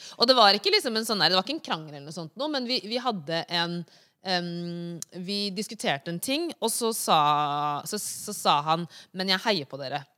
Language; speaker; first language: Norwegian; early bilingual, other home language; Wolof